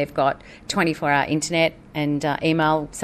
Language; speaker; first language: English; native; English